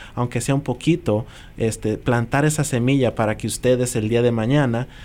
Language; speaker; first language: Spanish; native; Spanish